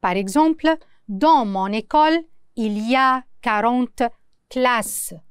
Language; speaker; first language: French; non-native, fluent; Arabic